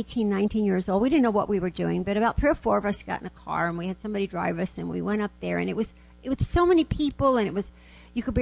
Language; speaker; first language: English; early bilingual, other home language; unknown